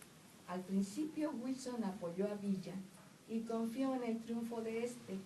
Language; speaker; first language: Spanish; native; Spanish